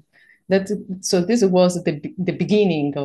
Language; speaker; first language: English; non-native, fluent; Italian